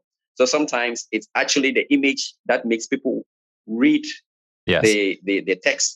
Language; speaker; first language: English; non-native, local second language; Akan